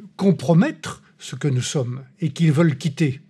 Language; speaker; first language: French; native; French